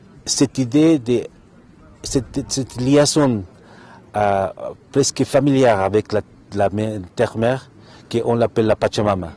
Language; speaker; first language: French; non-native, fluent; Spanish